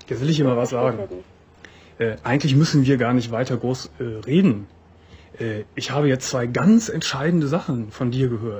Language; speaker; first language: German; native; German